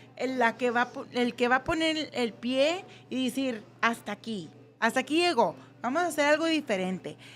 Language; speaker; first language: Spanish; early bilingual, heritage; Spanish